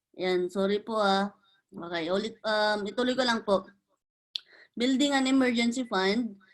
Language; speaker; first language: Filipino; native; Filipino